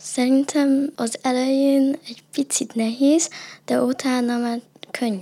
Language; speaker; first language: Hungarian; early bilingual, other home language; Chinese